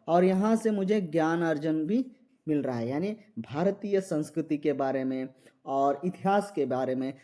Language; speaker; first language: Hindi; non-native, local second language; Marathi